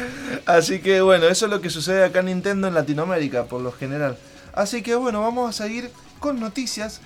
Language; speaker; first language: Spanish; native; Spanish